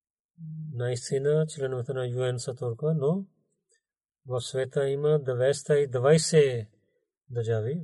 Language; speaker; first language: Bulgarian; non-native, fluent; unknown